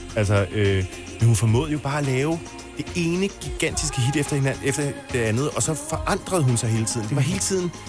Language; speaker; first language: Danish; native; Danish